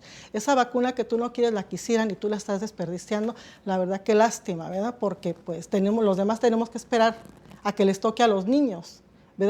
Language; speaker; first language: Spanish; native; Spanish